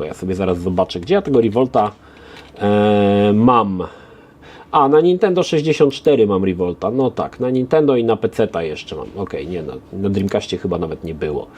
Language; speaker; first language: Polish; native; Polish